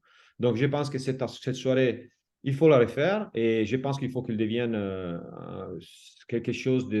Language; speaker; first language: French; non-native, fluent; Italian